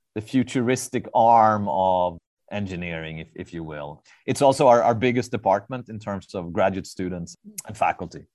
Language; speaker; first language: English; non-native, fluent; Swedish